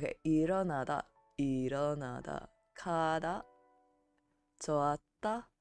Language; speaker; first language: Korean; non-native, learner; English